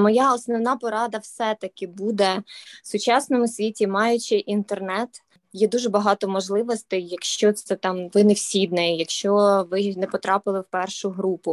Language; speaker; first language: Ukrainian; native; Ukrainian